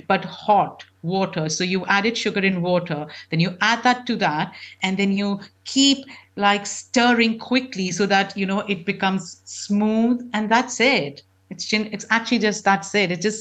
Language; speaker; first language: English; non-native, local second language; Punjabi